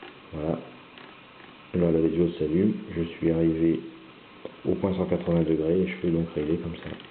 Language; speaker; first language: French; native; French